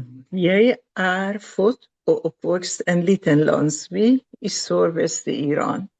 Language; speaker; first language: Norwegian; non-native, fluent; Persian